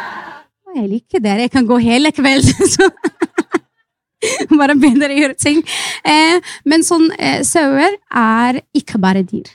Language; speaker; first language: Norwegian; non-native, fluent; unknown